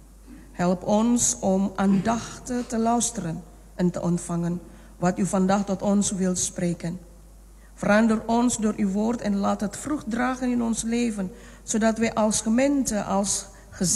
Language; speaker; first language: Dutch; non-native, fluent; Indonesian